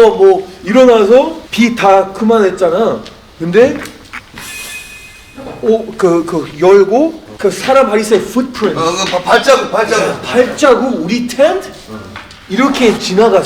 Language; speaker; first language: Korean; early bilingual, heritage; Korean